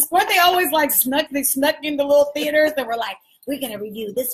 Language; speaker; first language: English; native; English